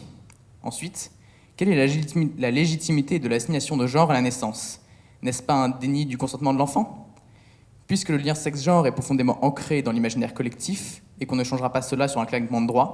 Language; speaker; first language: French; native; French